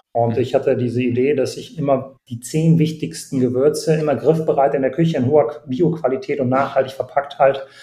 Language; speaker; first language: German; native; German